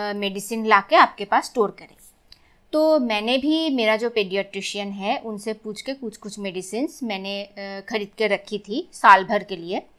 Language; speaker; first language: Hindi; non-native, local second language; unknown